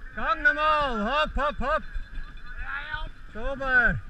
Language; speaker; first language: German; native; German